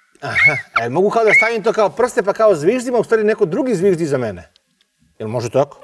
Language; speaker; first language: Serbian; native; Serbian